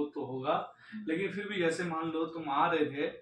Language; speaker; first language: Hindi; native; Hindi